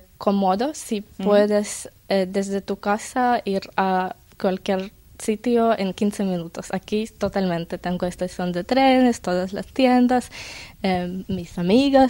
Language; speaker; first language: Spanish; non-native, learner; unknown